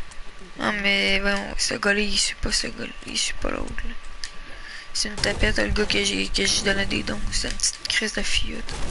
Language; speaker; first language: French; native; French